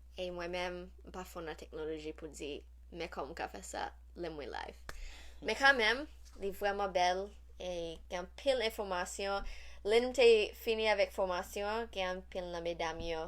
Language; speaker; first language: Haitian Creole; native; Haitian Creole